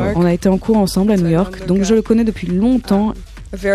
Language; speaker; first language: French; non-native, fluent; English